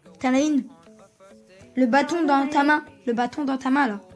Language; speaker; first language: French; early bilingual, other home language; Turkish